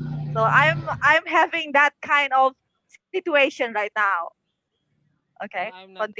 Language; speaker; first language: English; non-native, fluent; Indonesian